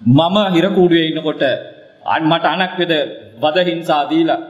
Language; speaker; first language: Sinhala; native; Sinhala